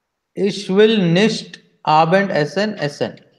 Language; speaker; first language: German; non-native, learner; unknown